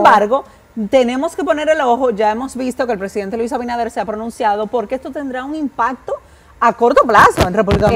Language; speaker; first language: Spanish; native; Spanish